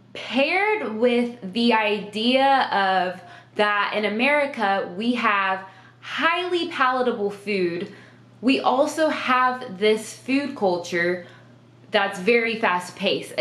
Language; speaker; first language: English; native; English